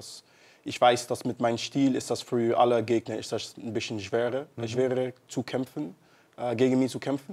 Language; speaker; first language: German; non-native, learner; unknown